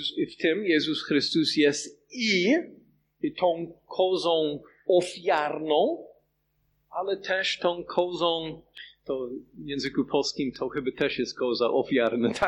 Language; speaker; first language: Polish; non-native, fluent; English